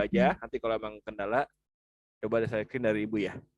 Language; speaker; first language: Indonesian; native; Indonesian